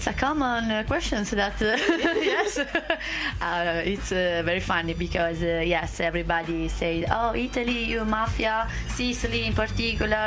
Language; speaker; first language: English; non-native, fluent; Italian